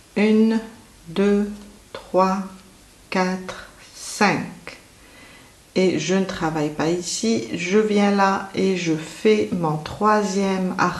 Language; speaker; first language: French; native; French